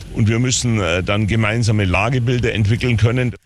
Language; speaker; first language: German; native; German